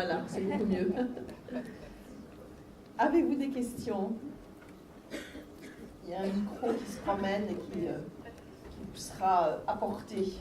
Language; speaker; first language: French; native; French